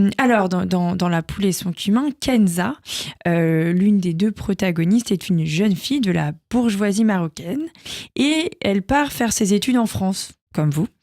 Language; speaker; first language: French; native; French